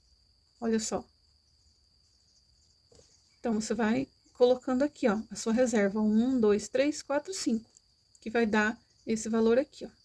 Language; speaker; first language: Portuguese; native; Portuguese